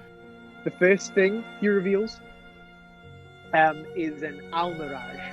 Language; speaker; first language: English; native; English